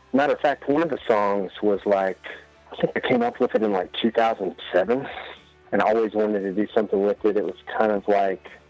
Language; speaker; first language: English; native; English